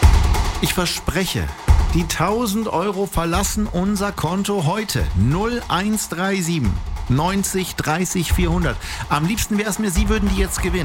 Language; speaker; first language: German; native; German